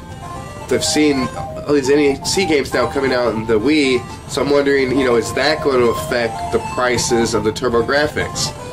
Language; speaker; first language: English; native; English